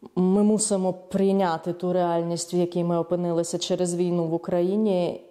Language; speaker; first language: Ukrainian; native; Ukrainian